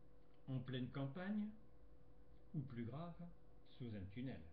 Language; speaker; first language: French; native; French